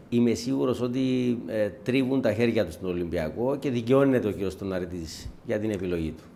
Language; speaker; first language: Greek; native; Greek